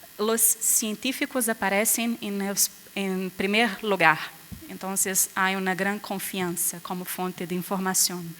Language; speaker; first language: Spanish; non-native, learner; Portuguese